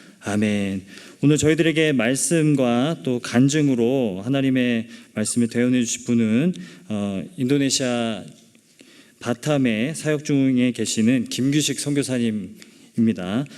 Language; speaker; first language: Korean; native; Korean